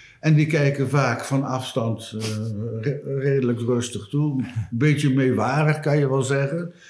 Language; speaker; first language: Dutch; native; Dutch